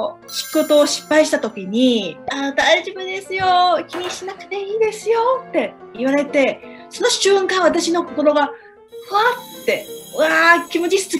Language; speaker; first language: Japanese; non-native, fluent; Cantonese